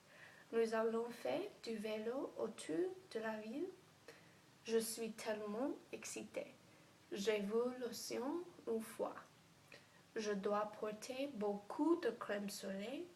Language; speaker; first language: French; non-native, learner; English